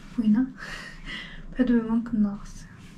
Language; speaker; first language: Korean; native; Korean